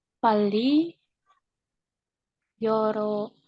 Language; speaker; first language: Korean; non-native, learner; Indonesian